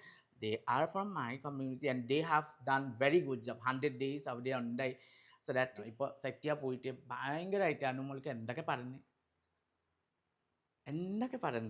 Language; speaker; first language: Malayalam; non-native, local second language; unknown